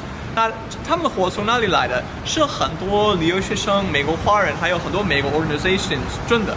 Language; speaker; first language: Chinese; non-native, fluent; English